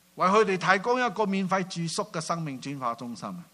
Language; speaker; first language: Cantonese; non-native, fluent; Min Nan Chinese